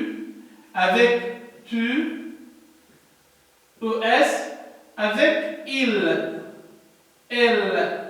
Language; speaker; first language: French; non-native, learner; Arabic